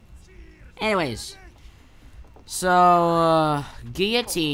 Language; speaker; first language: English; native; English